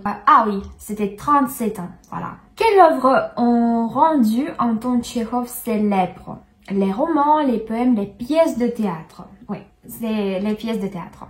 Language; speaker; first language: French; non-native, fluent; Russian